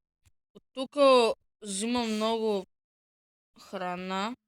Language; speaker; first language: Bulgarian; native; Bulgarian